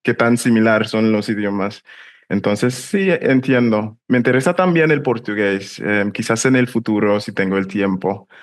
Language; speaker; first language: Spanish; non-native, fluent; English